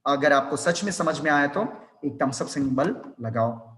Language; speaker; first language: Hindi; non-native, local second language; Telugu